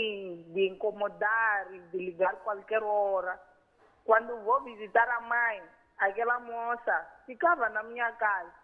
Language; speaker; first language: Portuguese; non-native, local second language; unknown